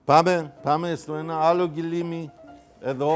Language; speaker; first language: Greek; non-native, fluent; Persian